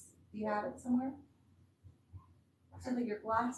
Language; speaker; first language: English; native; English